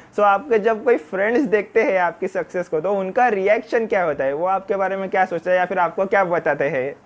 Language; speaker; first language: Hindi; non-native, local second language; Marathi